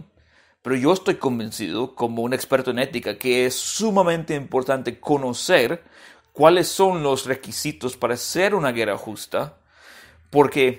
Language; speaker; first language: Spanish; non-native, fluent; English